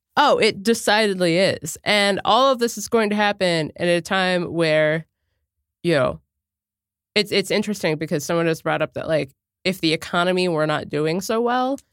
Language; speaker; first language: English; native; English